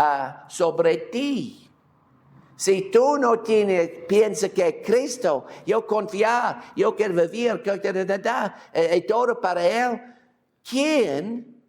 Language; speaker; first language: Spanish; non-native, fluent; English